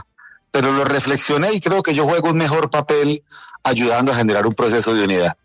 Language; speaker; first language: Spanish; native; Spanish